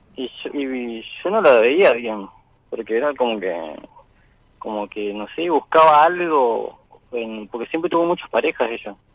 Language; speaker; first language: Spanish; native; Spanish